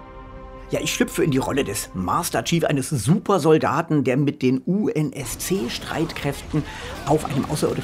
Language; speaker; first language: German; native; German